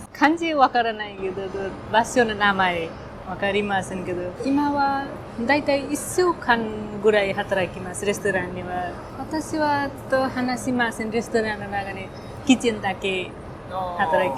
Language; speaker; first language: Japanese; non-native, learner; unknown